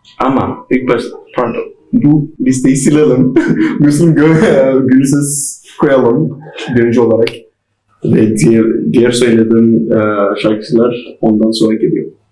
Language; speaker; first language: Turkish; non-native, fluent; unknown